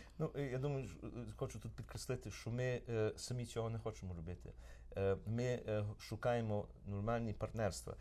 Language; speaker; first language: Ukrainian; early bilingual, heritage; Ukrainian